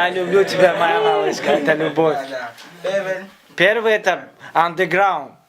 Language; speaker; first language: Russian; non-native, learner; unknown